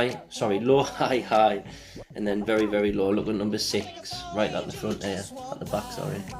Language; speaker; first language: English; native; English